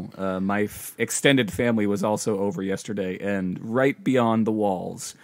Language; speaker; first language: English; native; English